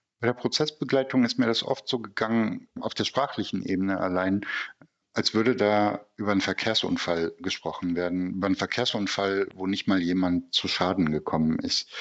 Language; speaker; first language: German; early bilingual, other home language; Turkish